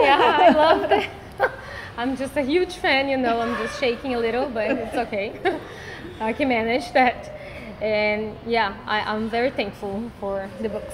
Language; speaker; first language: English; non-native, fluent; Portuguese